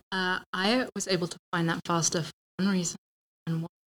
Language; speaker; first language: English; native; English